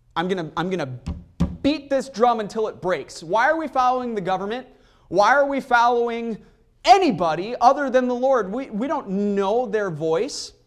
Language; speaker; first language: English; native; English